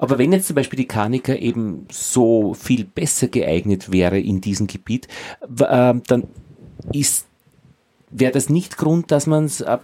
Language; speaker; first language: German; native; German